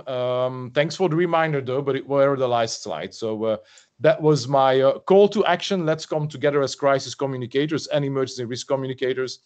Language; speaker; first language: English; non-native, fluent; French